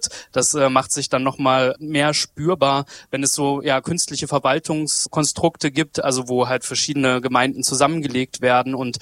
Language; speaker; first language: German; native; German